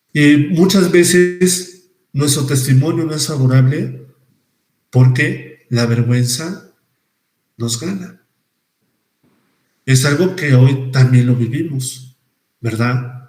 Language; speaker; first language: Spanish; native; Spanish